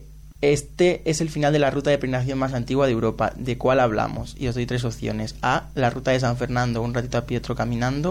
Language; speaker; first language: Spanish; native; Spanish